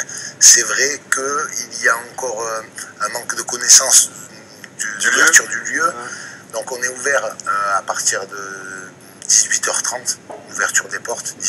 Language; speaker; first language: French; native; French